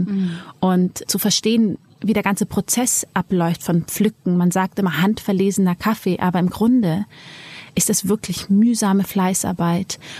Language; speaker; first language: German; early bilingual, other home language; Amharic